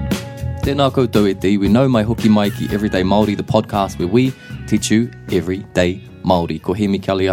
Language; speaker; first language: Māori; non-native, local second language; English